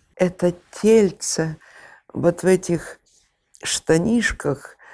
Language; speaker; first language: Russian; native; Russian